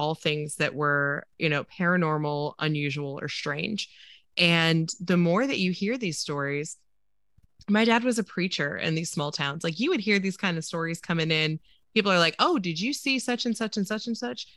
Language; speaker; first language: English; native; English